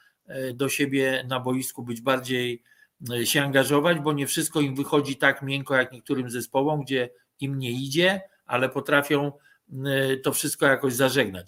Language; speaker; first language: Polish; native; Polish